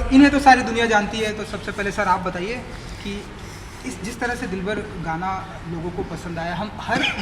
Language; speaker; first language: Hindi; native; Hindi